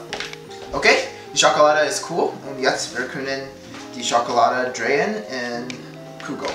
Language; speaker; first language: German; non-native, learner; English